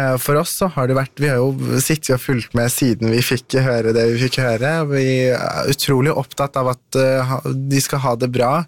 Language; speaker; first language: Norwegian; early bilingual, other home language; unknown